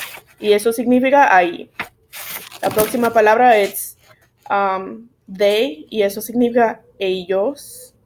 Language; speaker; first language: Spanish; non-native, learner; English